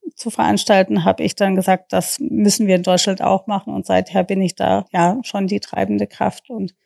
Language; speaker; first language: German; non-native, fluent; English